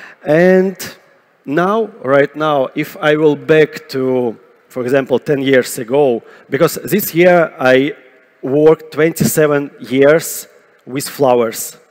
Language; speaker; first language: English; non-native, fluent; Russian